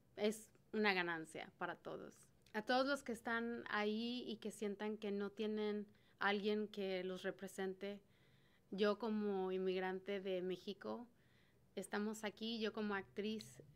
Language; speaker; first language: Spanish; native; Spanish